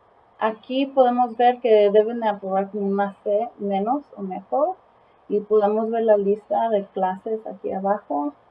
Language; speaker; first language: Spanish; early bilingual, heritage; Spanish